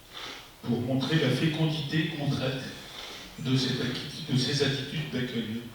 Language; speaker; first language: French; native; French